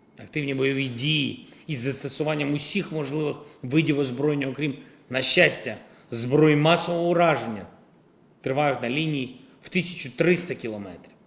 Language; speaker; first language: Ukrainian; non-native, local second language; Russian